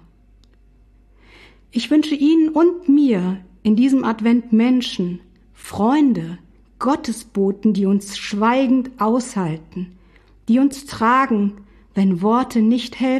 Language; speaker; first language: German; native; German